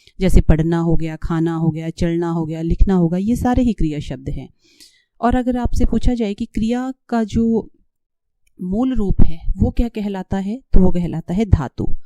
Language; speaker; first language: Hindi; native; Hindi